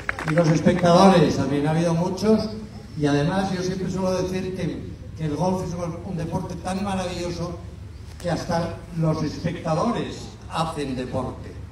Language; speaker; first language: Spanish; native; Spanish